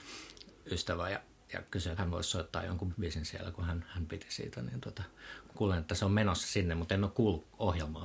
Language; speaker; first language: Finnish; native; Finnish